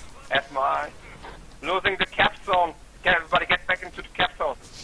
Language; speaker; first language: English; non-native, fluent; German